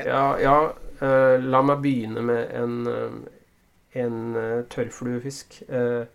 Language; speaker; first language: Norwegian; native; Norwegian